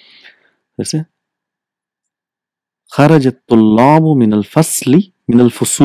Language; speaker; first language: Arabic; non-native, fluent; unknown